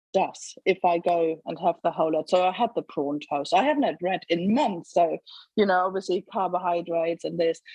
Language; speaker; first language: English; non-native, fluent; German